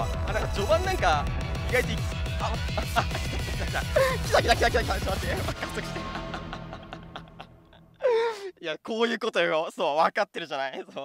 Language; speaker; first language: Japanese; native; Japanese